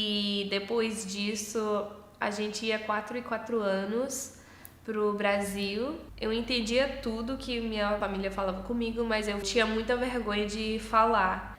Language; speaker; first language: Portuguese; early bilingual, heritage; English